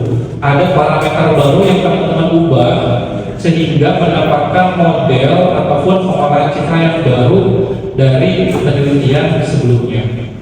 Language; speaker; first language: Indonesian; native; Indonesian